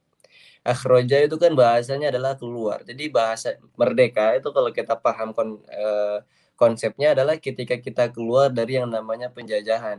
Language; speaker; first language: Indonesian; native; Indonesian